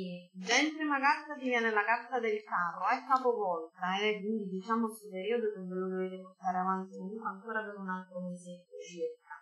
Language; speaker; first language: Italian; native; Italian